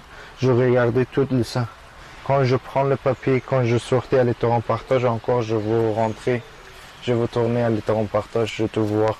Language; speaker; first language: French; non-native, learner; Persian